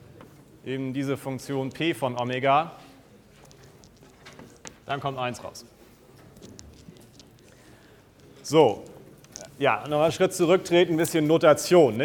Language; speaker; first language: German; native; German